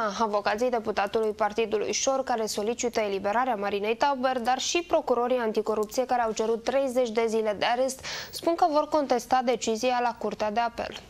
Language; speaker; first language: Romanian; native; Romanian